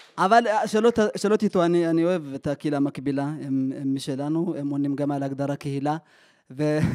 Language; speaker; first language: Hebrew; early bilingual, other home language; Amharic